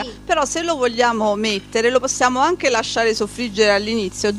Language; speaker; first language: Italian; native; Italian